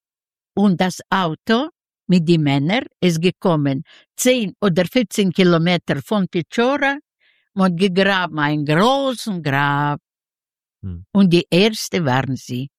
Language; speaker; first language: German; non-native, learner; Yiddish